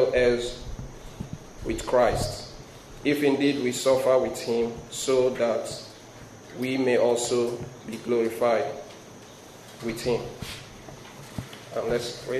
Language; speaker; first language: English; non-native, local second language; Igbo